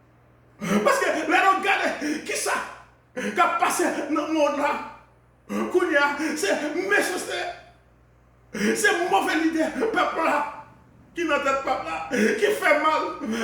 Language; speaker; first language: French; non-native, local second language; Haitian Creole